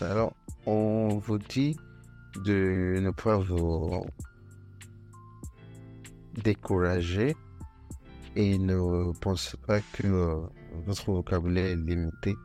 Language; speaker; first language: French; non-native, fluent; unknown